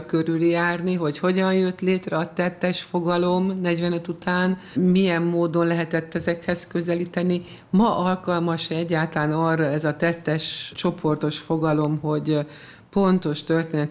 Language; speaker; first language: Hungarian; native; Hungarian